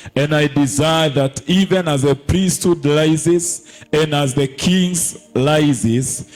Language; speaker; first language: English; non-native, local second language; Swahili